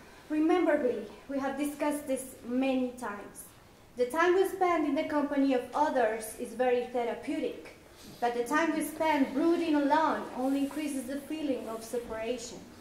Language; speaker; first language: English; non-native, fluent; Spanish